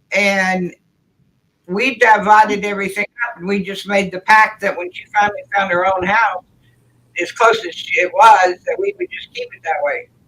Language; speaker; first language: English; native; English